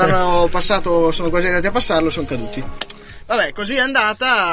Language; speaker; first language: Italian; native; Italian